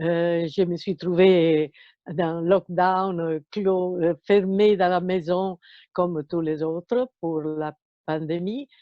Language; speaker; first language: French; non-native, fluent; Italian